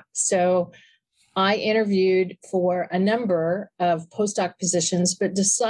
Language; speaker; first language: English; native; English